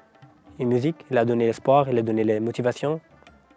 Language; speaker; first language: French; non-native, learner; Persian